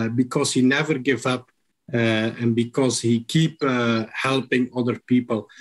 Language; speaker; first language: English; non-native, local second language; Dutch